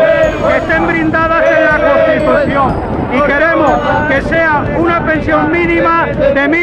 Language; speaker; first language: Spanish; native; Spanish